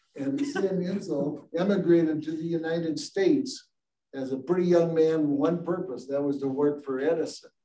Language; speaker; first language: English; native; English